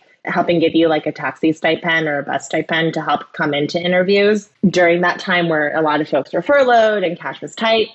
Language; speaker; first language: English; native; English